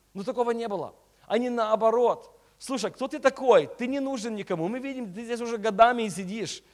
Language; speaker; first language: Russian; early bilingual, heritage; Russian